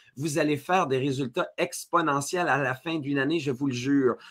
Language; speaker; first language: French; native; French